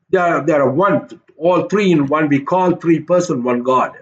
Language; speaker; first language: English; non-native, local second language; Tamil